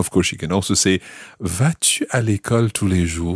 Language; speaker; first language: French; non-native, fluent; English